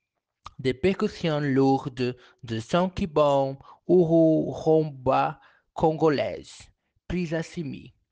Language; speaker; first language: French; non-native, learner; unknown